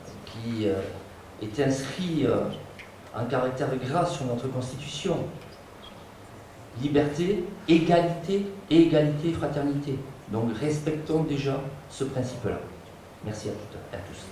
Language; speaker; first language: French; native; French